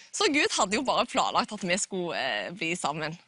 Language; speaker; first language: Norwegian; native; Norwegian